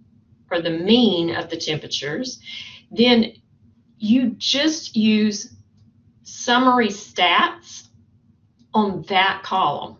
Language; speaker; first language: English; native; English